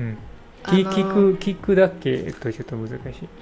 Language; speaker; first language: Japanese; non-native, learner; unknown